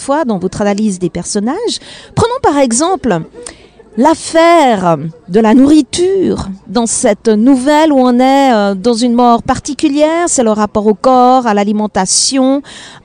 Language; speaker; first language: French; native; French